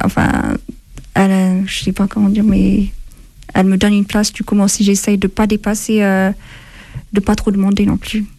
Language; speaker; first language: French; non-native, fluent; Amharic